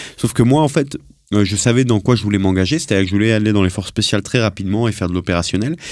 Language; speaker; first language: French; native; French